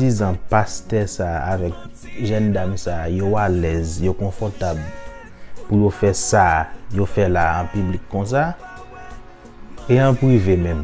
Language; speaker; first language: French; non-native, local second language; Haitian Creole